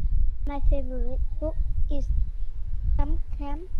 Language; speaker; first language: English; non-native, learner; Vietnamese